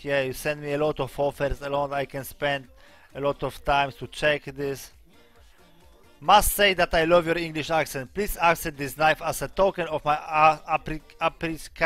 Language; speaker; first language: English; non-native, learner; Polish